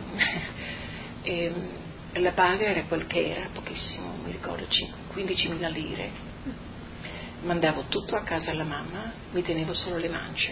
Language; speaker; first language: Italian; native; Italian